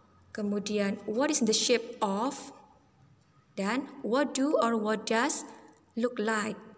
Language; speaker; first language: English; non-native, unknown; Indonesian